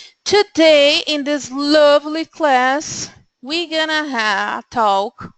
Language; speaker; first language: English; non-native, fluent; Portuguese